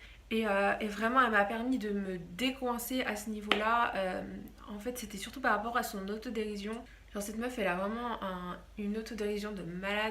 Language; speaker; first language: French; native; French